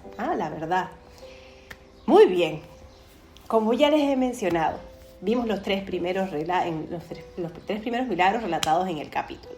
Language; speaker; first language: Spanish; native; Spanish